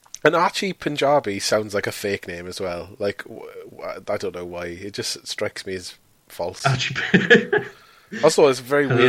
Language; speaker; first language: English; native; English